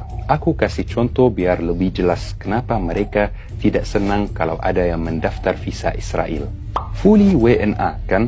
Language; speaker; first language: Indonesian; non-native, fluent; Arabic